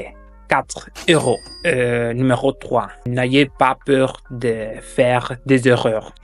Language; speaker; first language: French; non-native, fluent; German